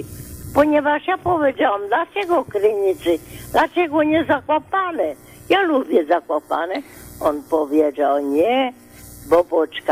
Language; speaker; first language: Polish; non-native, learner; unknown